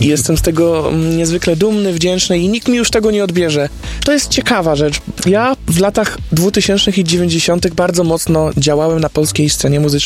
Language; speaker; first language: Polish; native; Polish